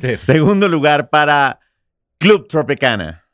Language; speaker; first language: Spanish; native; Spanish